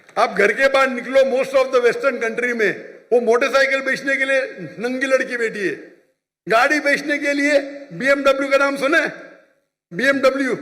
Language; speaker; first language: Urdu; non-native, local second language; Konkani